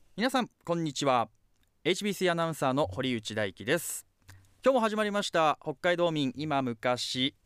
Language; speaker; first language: Japanese; native; Japanese